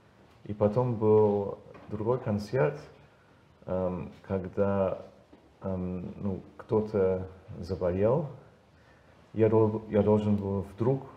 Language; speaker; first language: Russian; non-native, learner; English